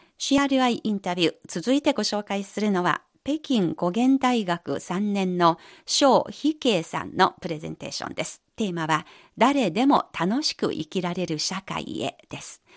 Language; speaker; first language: Japanese; non-native, fluent; Chinese